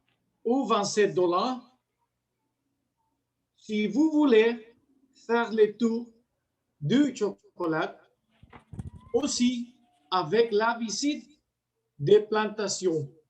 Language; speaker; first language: French; non-native, learner; Spanish